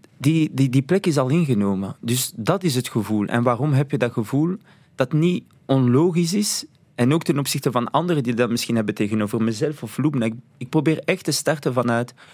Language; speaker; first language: Dutch; early bilingual, other home language; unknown